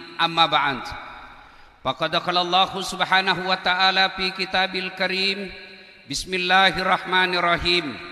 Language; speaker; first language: Indonesian; non-native, local second language; Buginese